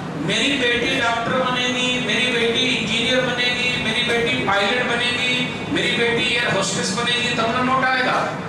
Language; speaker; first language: Urdu; non-native, local second language; Hindi